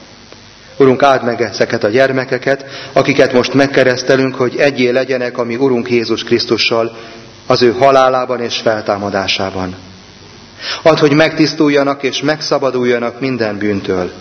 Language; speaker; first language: Hungarian; native; Hungarian